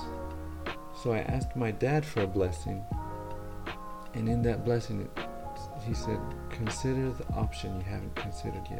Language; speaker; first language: English; early bilingual, other home language; Spanish